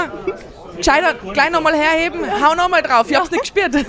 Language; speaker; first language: German; native; German